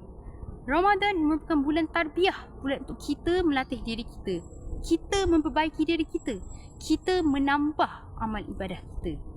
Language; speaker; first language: Malay; native; Malay